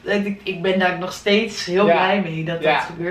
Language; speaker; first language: Dutch; native; Dutch